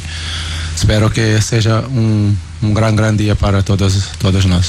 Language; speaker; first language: Spanish; non-native, learner; Portuguese